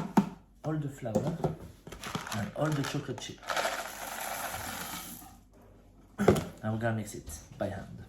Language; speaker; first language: English; non-native, fluent; French